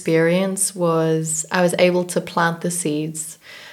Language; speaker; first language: English; native; English